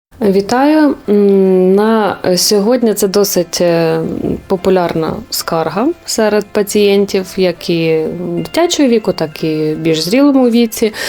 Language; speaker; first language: Ukrainian; native; Ukrainian